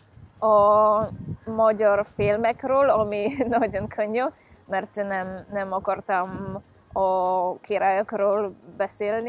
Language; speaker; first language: Hungarian; non-native, fluent; Polish